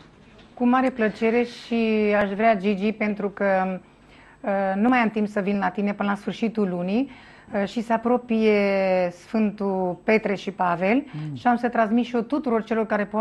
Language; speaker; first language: Romanian; native; Romanian